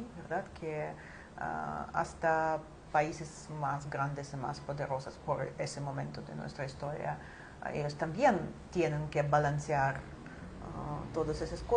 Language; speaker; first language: Spanish; non-native, fluent; Ukrainian